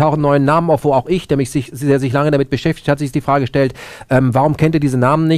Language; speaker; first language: German; native; German